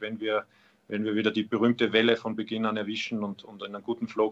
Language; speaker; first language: German; native; German